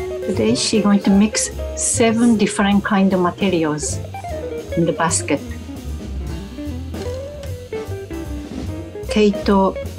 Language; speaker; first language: English; non-native, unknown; Japanese